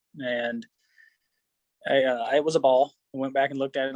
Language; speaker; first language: English; native; English